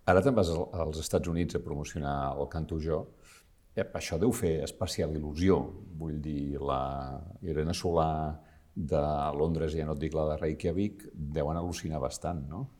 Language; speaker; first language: Catalan; native; Catalan